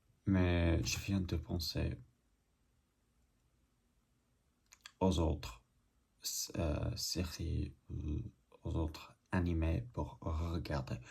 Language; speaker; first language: French; non-native, learner; English